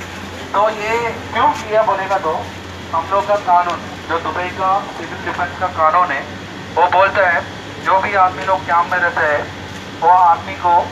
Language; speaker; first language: Hindi; non-native, local second language; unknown